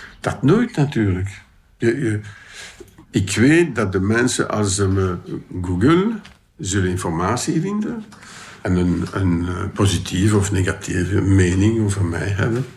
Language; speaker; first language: Dutch; non-native, local second language; French